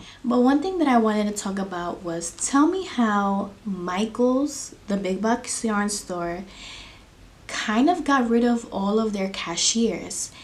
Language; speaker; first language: English; native; English